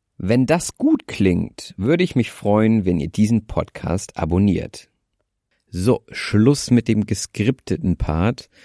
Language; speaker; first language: German; native; German